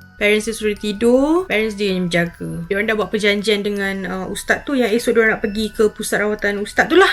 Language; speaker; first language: Malay; native; Malay